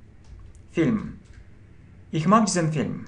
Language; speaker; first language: German; non-native, fluent; Russian